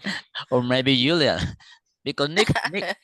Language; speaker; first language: English; non-native, learner; Spanish